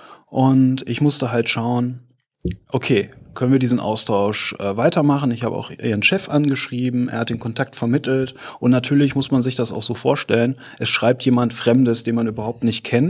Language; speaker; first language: German; native; German